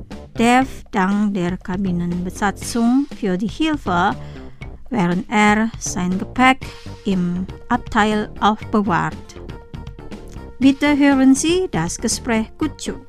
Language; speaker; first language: German; non-native, fluent; Indonesian